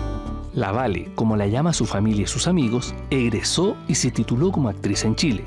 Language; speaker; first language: Spanish; native; Spanish